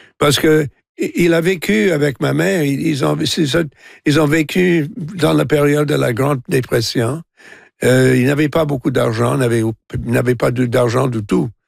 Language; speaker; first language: French; non-native, local second language; English